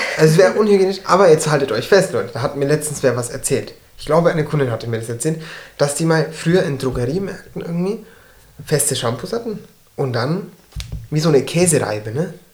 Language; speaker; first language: German; early bilingual, other home language; Turkish